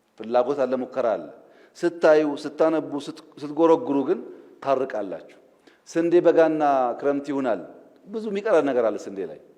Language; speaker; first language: Amharic; non-native, local second language; Oromo